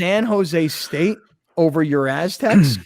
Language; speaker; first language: English; native; English